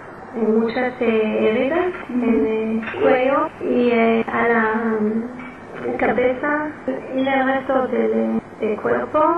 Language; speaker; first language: Spanish; non-native, learner; Hebrew